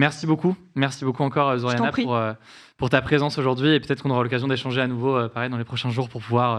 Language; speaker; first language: French; native; French